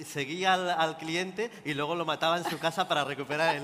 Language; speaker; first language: Spanish; native; Spanish